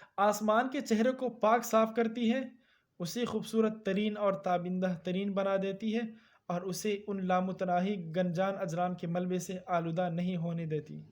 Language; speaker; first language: Urdu; native; Urdu